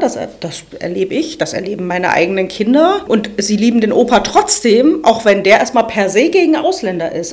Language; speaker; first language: German; native; German